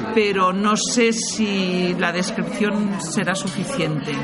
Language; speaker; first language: Spanish; native; Spanish